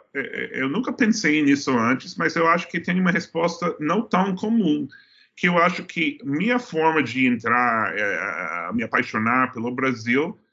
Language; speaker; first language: Portuguese; non-native, fluent; English